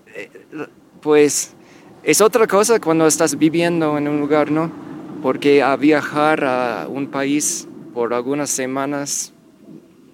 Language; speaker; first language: Spanish; non-native, fluent; English